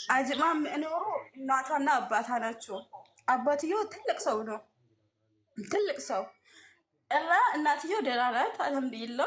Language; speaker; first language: Amharic; non-native, local second language; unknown